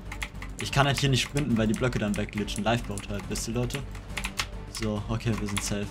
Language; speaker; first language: German; native; German